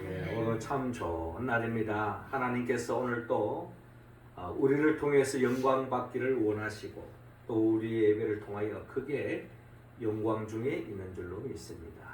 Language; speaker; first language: Korean; native; Korean